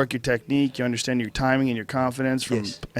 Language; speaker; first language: English; native; English